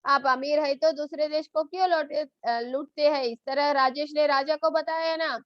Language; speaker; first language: Hindi; non-native, local second language; Telugu